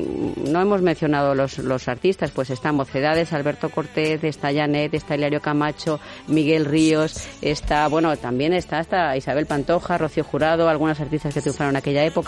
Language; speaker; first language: Spanish; native; Spanish